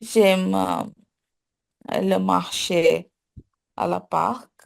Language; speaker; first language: French; non-native, learner; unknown